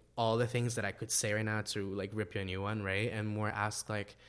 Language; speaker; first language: English; non-native, fluent; Spanish